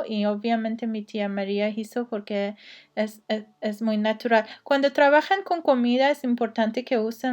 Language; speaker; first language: Spanish; non-native, learner; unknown